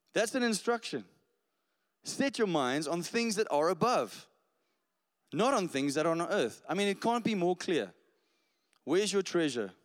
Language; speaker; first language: English; non-native, local second language; Afrikaans